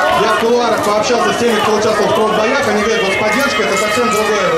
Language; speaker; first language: Russian; native; Russian